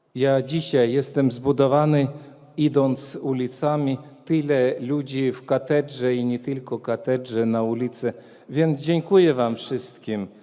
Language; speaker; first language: Polish; non-native, fluent; Latvian